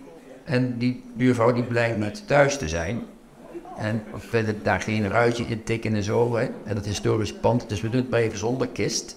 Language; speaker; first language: Dutch; native; Dutch